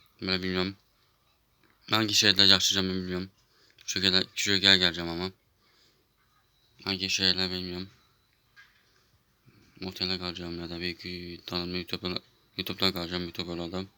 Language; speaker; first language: Turkish; early bilingual, heritage; Turkish